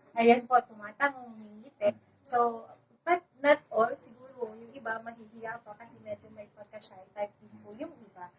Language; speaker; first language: Filipino; non-native, local second language; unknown